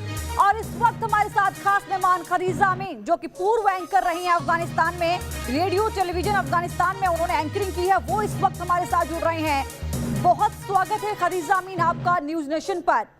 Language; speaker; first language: Hindi; native; Hindi